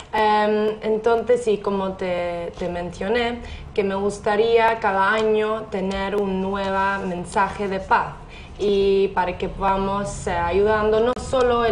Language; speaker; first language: Spanish; non-native, fluent; English